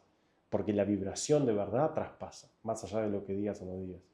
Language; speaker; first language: Spanish; native; Spanish